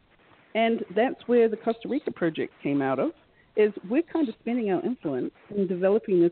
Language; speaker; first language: English; native; English